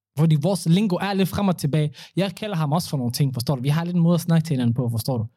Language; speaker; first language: Danish; early bilingual, other home language; Somali